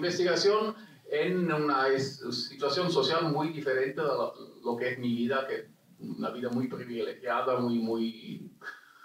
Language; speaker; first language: Spanish; non-native, fluent; Italian